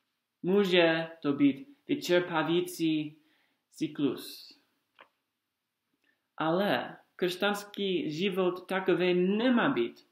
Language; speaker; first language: Czech; non-native, fluent; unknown